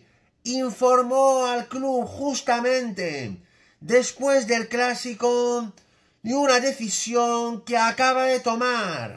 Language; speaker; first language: Spanish; native; Spanish